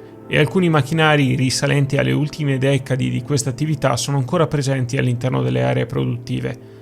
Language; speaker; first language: Italian; native; Italian